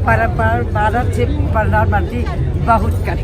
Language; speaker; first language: Hindi; early bilingual, heritage; Bhojpuri